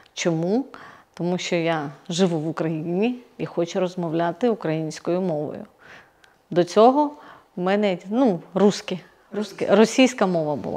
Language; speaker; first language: Ukrainian; non-native, local second language; Russian